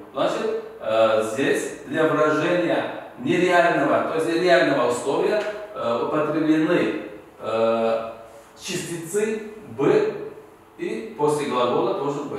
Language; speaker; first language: Russian; non-native, local second language; Uzbek